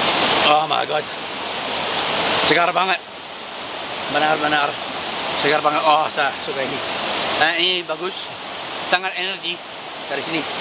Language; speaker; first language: Indonesian; non-native, learner; English